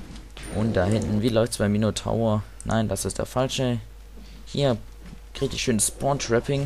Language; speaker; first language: German; native; German